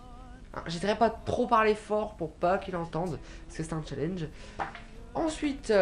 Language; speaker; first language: French; native; French